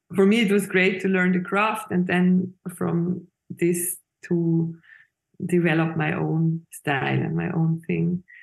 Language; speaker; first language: English; non-native, fluent; Swiss German